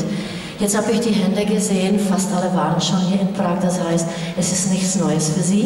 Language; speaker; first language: German; non-native, fluent; Czech